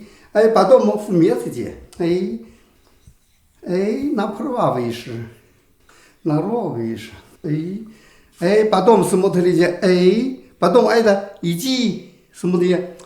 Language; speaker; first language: Russian; non-native, learner; Chinese